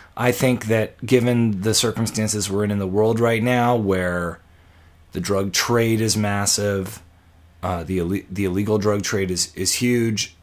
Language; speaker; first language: English; native; English